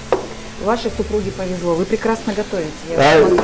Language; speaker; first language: Russian; native; Russian